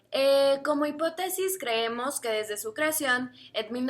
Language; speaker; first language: Spanish; native; Spanish